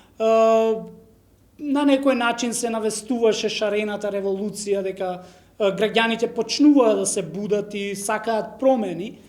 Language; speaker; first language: Macedonian; non-native, local second language; Romany